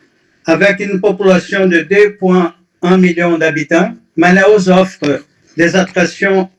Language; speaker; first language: French; non-native, fluent; Portuguese